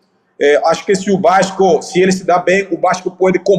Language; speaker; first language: Portuguese; non-native, fluent; Spanish